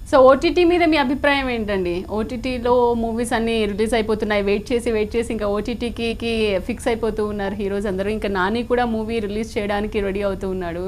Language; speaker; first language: Telugu; native; Telugu